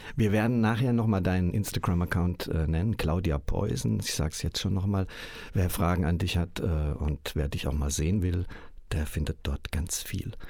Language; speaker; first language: German; native; German